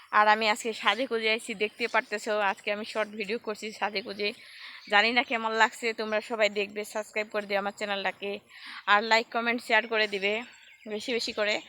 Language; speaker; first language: Bangla; non-native, local second language; Rangpuri